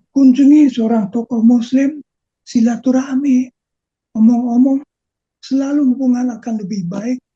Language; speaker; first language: Indonesian; non-native, fluent; German